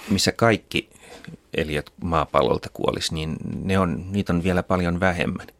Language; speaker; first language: Finnish; native; Finnish